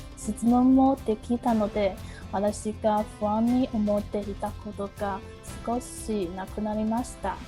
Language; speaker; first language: Japanese; non-native, learner; Chinese